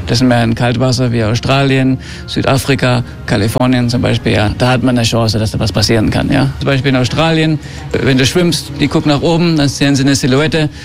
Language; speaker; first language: German; early bilingual, heritage; German